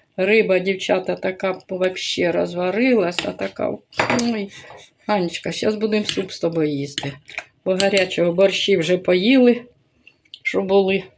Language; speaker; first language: Ukrainian; native; Ukrainian